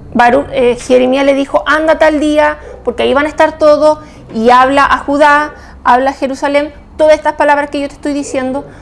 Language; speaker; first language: Spanish; native; Spanish